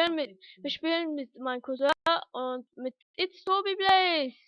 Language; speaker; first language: German; early bilingual, other home language; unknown